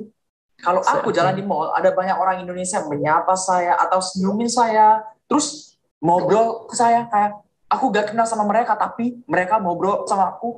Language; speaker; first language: Indonesian; non-native, fluent; Korean